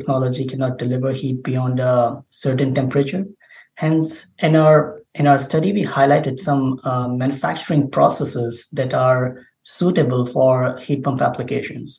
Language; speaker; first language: English; non-native, local second language; Urdu